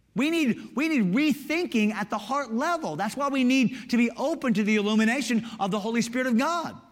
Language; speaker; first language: English; native; English